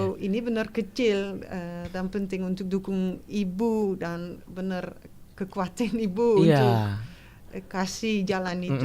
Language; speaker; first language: Indonesian; non-native, fluent; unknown